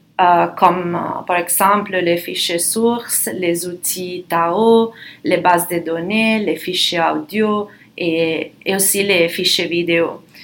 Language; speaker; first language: French; non-native, fluent; Italian